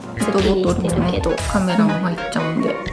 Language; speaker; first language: Japanese; native; Japanese